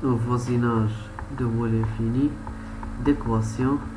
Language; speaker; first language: French; non-native, local second language; Arabic